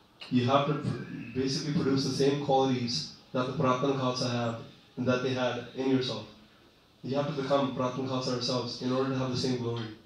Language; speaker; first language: English; early bilingual, other home language; Punjabi